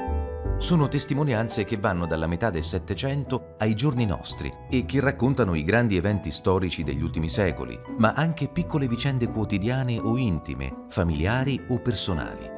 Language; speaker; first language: Italian; native; Italian